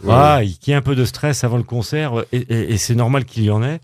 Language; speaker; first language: French; native; French